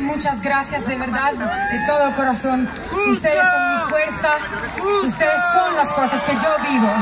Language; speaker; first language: Spanish; non-native, fluent; Italian